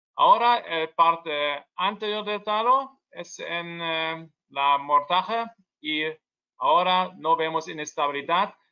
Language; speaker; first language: Spanish; non-native, learner; German